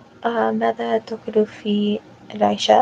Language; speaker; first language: Arabic; non-native, learner; English